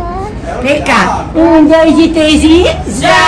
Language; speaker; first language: Portuguese; native; Portuguese